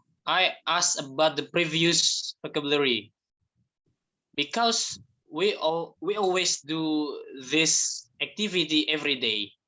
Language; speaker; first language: English; non-native, fluent; Indonesian